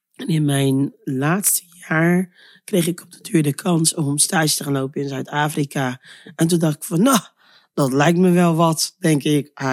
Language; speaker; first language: Dutch; early bilingual, other home language; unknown